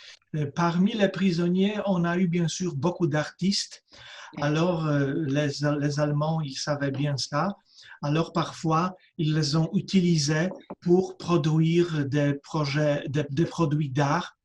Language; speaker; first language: French; non-native, fluent; Polish